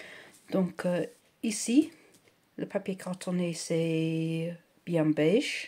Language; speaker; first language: French; non-native, learner; English